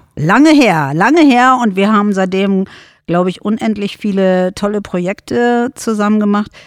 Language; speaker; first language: German; non-native, fluent; Bulgarian